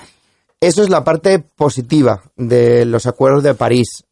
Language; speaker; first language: Spanish; native; Spanish